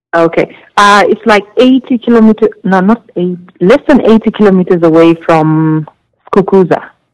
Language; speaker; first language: English; non-native, local second language; Zulu